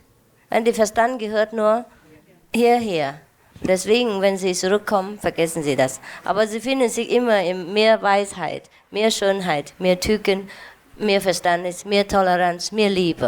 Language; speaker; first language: German; non-native, learner; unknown